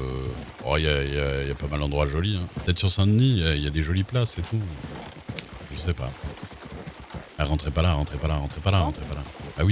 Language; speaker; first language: French; native; French